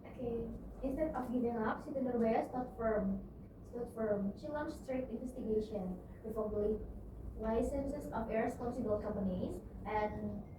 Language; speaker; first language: English; non-native, learner; Indonesian